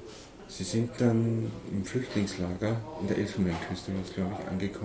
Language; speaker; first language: German; native; German